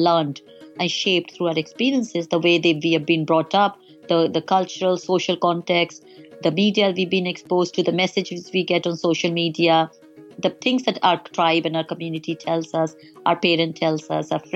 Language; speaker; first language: English; non-native, local second language; Hindi